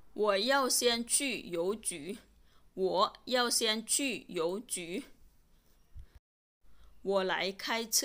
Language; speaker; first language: Chinese; non-native, fluent; Thai